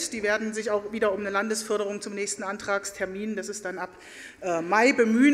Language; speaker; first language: German; native; German